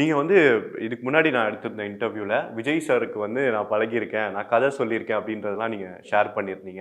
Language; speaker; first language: Tamil; native; Tamil